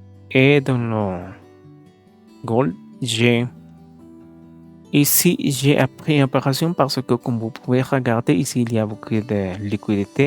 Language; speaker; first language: French; non-native, learner; Spanish